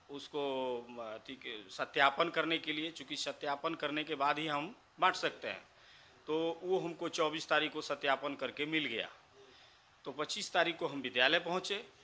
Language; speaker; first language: Hindi; native; Hindi